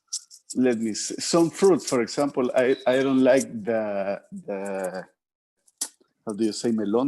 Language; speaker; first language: English; non-native, learner; Spanish